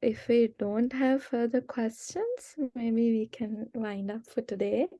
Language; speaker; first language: English; non-native, local second language; Sinhala